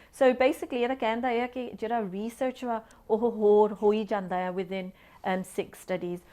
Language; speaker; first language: Punjabi; early bilingual, heritage; Punjabi